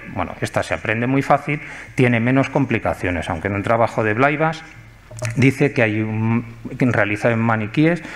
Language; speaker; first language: Spanish; native; Spanish